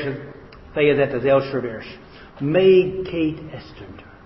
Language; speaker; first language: Hungarian; non-native, fluent; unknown